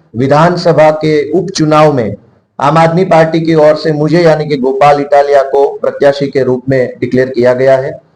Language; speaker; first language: Hindi; non-native, local second language; Gujarati